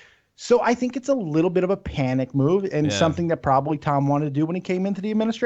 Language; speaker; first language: English; native; English